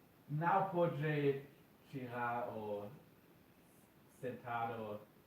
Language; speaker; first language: Portuguese; non-native, learner; German